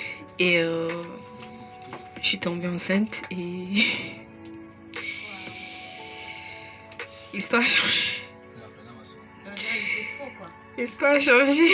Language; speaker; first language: French; non-native, local second language; English